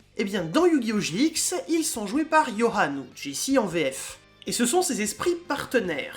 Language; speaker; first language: French; native; French